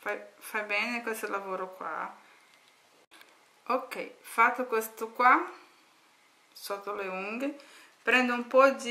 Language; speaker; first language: Italian; non-native, learner; Portuguese